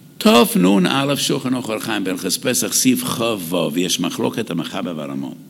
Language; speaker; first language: Hebrew; non-native, fluent; English